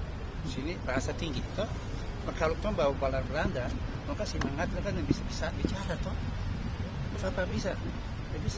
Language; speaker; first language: Indonesian; early bilingual, heritage; Indonesian